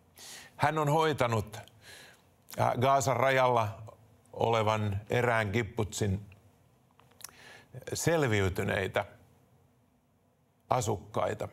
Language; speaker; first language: Finnish; native; Finnish